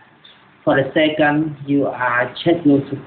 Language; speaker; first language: English; non-native, learner; Vietnamese